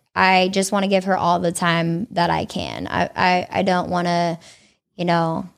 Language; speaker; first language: English; early bilingual, other home language; Italian